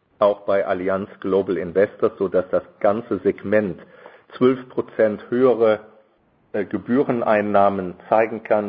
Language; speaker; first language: German; native; German